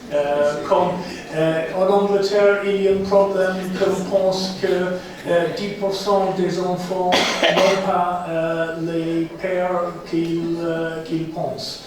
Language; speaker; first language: French; non-native, fluent; English